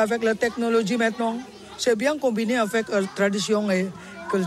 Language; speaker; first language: French; non-native, learner; Balinese